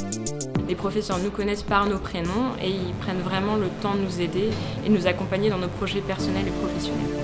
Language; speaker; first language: French; native; French